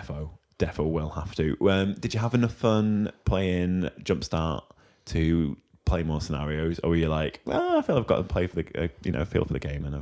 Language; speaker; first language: English; native; English